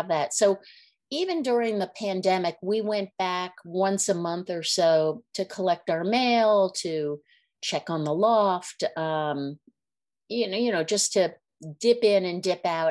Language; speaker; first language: English; native; English